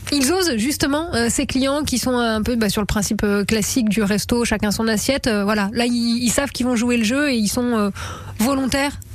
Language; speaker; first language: French; native; French